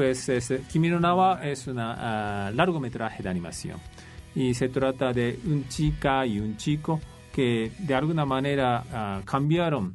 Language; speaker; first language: Spanish; non-native, fluent; Japanese